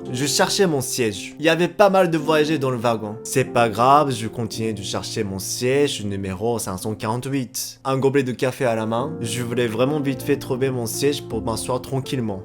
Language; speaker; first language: French; non-native, fluent; Japanese